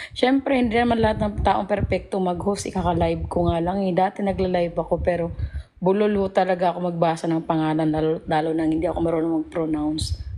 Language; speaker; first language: Filipino; non-native, local second language; Cebuano